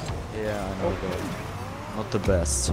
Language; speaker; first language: English; non-native, learner; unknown